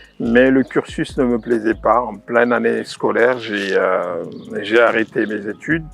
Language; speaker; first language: French; non-native, local second language; Wolof